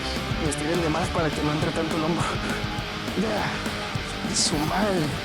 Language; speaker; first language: Spanish; native; Spanish